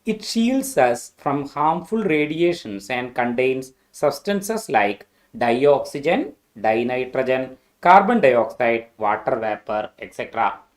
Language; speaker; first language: English; non-native, local second language; Malayalam